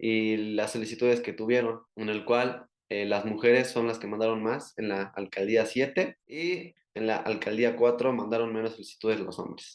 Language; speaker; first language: Spanish; native; Spanish